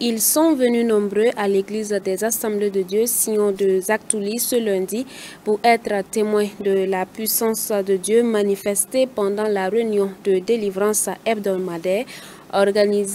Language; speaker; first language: French; non-native, local second language; Mossi